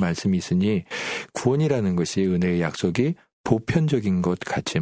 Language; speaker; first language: Korean; native; Korean